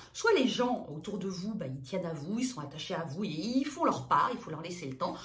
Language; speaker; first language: French; native; French